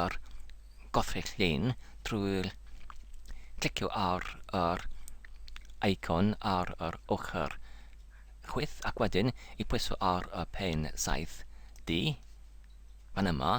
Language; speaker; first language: Welsh; non-native, learner; English